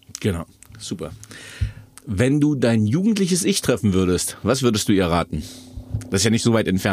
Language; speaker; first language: German; native; German